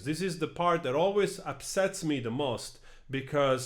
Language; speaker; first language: English; non-native, fluent; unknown